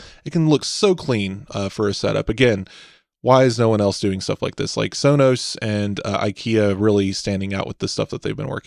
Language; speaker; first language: English; native; English